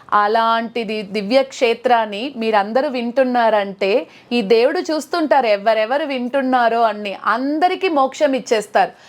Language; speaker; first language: Telugu; non-native, local second language; Tamil